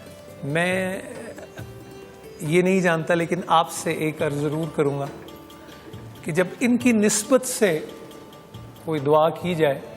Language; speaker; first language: Urdu; native; Urdu